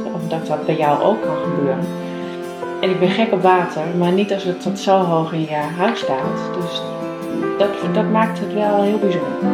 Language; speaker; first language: Dutch; native; Dutch